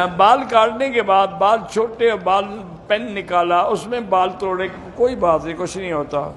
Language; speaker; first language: Urdu; early bilingual, heritage; Urdu